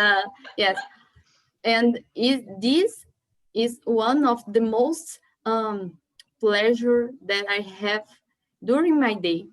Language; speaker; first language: English; non-native, learner; Portuguese